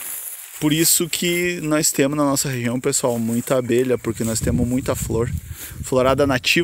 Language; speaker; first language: Portuguese; native; Portuguese